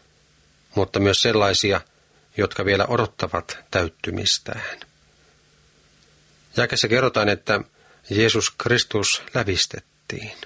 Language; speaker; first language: Finnish; native; Finnish